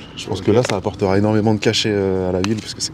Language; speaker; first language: French; native; French